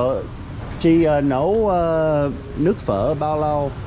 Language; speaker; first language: Vietnamese; non-native, learner; English